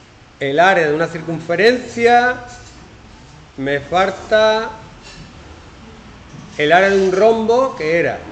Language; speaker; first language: Spanish; native; Spanish